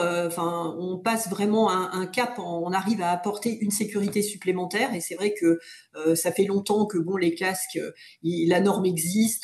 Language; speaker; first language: French; native; French